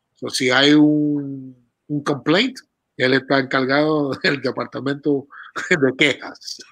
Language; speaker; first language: Spanish; early bilingual, heritage; Spanish